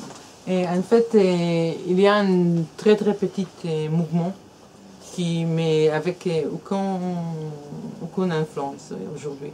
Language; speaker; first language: French; non-native, fluent; Hebrew